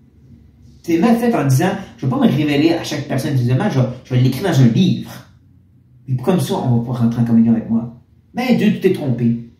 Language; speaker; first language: French; native; French